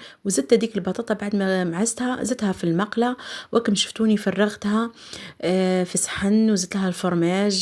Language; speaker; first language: Arabic; native; Arabic